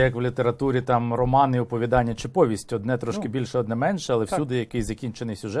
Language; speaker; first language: Ukrainian; native; Ukrainian